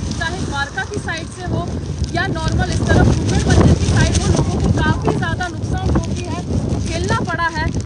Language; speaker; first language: Hindi; non-native, local second language; Gujarati